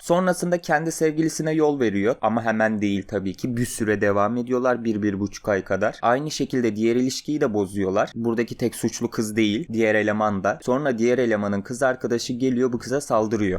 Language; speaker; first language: Turkish; native; Turkish